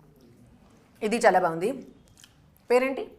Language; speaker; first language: Telugu; non-native, fluent; Hindi